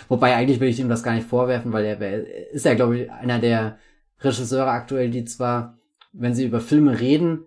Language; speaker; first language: German; native; German